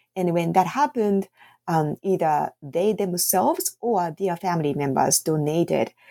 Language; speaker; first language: English; non-native, fluent; Japanese